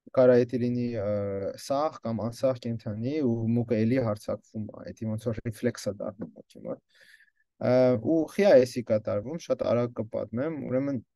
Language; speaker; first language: Armenian; early bilingual, heritage; Armenian